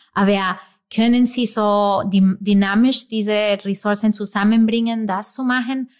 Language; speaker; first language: German; non-native, fluent; English